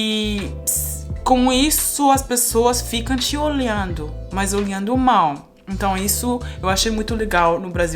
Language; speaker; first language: Portuguese; non-native, fluent; Spanish